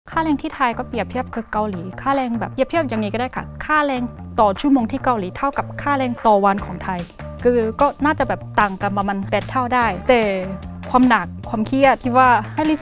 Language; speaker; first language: Thai; non-native, fluent; Korean